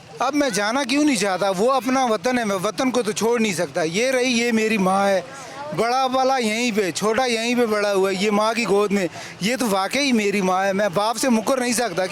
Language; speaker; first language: Urdu; non-native, local second language; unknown